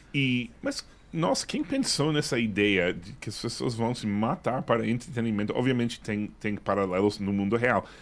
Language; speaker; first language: Portuguese; non-native, fluent; English